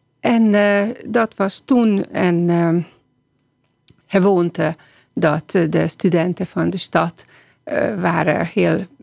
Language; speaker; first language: Dutch; non-native, fluent; Hungarian